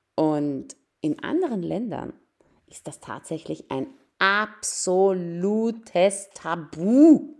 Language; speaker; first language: German; early bilingual, other home language; Persian